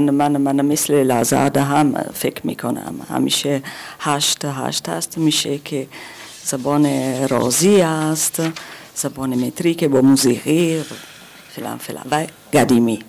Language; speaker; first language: Persian; non-native, learner; German